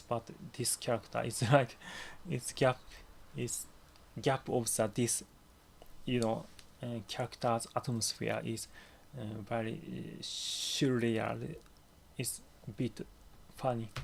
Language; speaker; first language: English; non-native, learner; Japanese